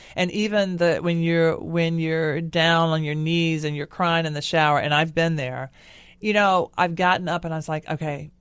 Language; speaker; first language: English; native; English